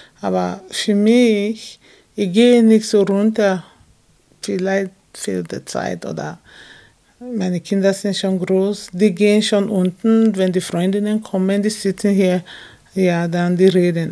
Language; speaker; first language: German; non-native, fluent; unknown